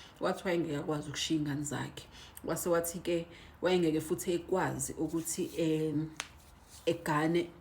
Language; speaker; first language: Zulu; native; Zulu